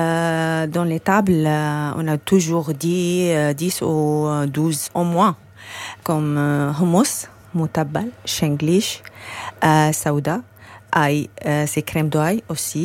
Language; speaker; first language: French; non-native, learner; Arabic